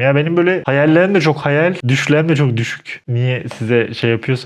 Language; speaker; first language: Turkish; native; Turkish